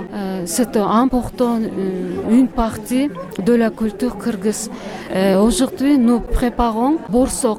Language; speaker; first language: French; non-native, learner; Kyrgyz